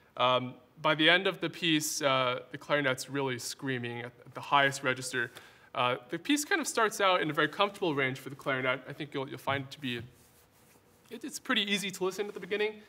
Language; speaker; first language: English; native; English